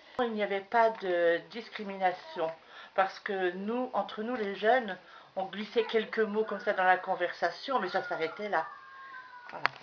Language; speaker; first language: French; native; French